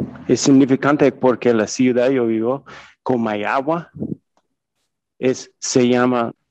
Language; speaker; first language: Spanish; non-native, learner; English